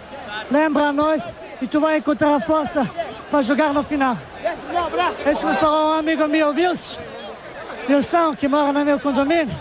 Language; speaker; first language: Portuguese; non-native, fluent; Serbian